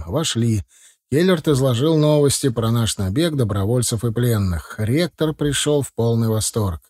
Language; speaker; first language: Russian; native; Russian